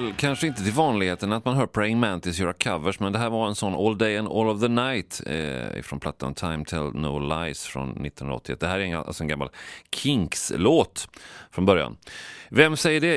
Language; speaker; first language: Swedish; native; Swedish